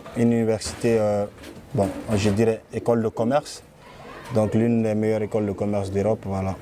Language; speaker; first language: French; non-native, local second language; Fula